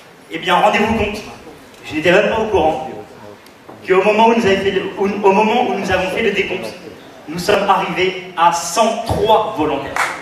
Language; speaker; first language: French; native; French